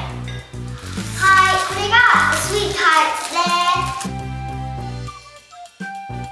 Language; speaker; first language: Japanese; early bilingual, heritage; Japanese